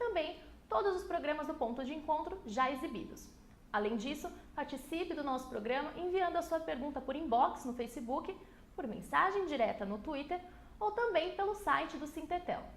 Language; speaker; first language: Portuguese; native; Portuguese